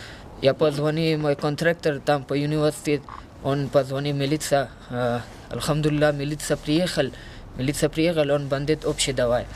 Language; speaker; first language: Russian; non-native, learner; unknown